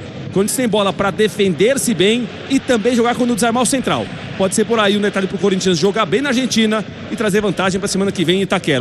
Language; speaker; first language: Portuguese; native; Portuguese